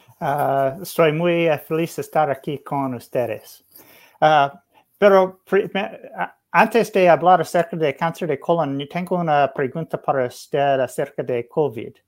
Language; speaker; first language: Spanish; non-native, learner; English